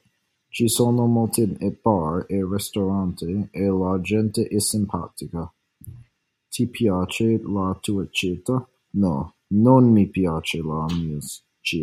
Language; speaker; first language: Italian; non-native, learner; English